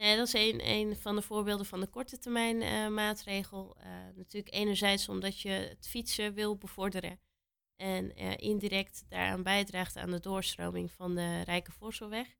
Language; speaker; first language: Dutch; native; Dutch